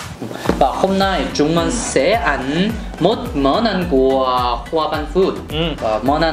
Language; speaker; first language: Vietnamese; non-native, learner; Korean